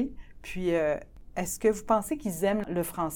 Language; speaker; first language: French; native; French